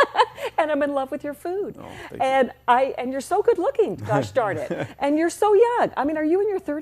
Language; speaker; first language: English; native; English